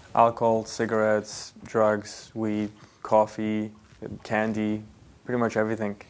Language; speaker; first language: English; early bilingual, other home language; Yiddish